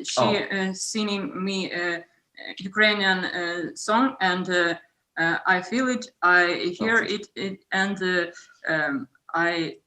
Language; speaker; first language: English; non-native, learner; Ukrainian